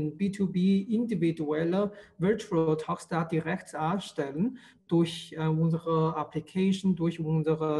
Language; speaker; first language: German; non-native, fluent; Chinese